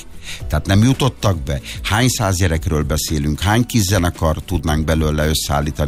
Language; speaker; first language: Hungarian; native; Hungarian